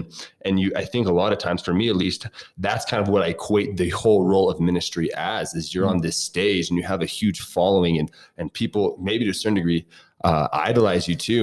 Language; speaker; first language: English; native; English